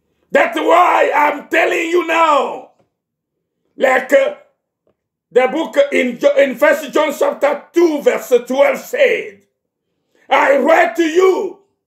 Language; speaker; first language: English; non-native, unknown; Ewe